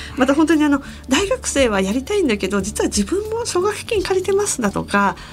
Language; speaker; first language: Japanese; native; Japanese